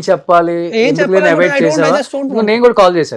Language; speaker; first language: Telugu; native; Telugu